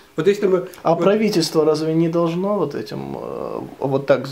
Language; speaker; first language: Russian; native; Russian